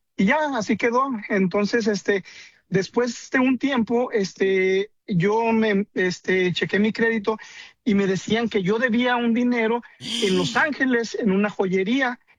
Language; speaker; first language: Spanish; native; Spanish